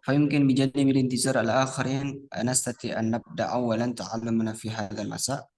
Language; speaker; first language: Arabic; non-native, fluent; Indonesian